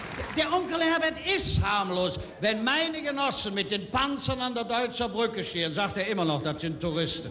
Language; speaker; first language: German; native; German